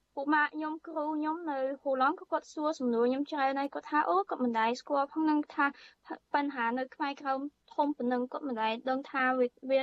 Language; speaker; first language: Khmer; early bilingual, heritage; Khmer